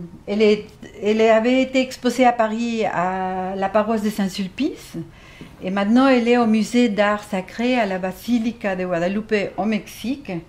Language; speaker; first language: French; non-native, fluent; Spanish